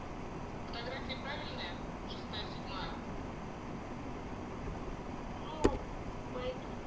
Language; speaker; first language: Russian; native; Russian